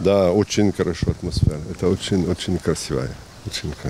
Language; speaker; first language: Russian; non-native, learner; French